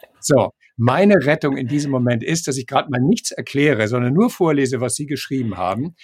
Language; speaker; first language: German; native; German